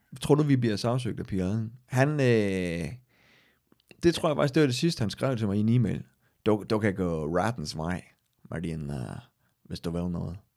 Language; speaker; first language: Danish; native; Danish